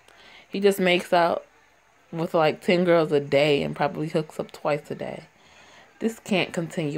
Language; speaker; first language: English; native; English